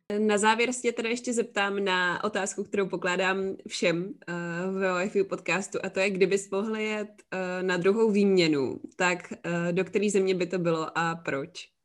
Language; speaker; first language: Czech; native; Czech